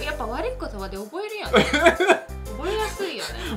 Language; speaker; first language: Japanese; early bilingual, other home language; Russian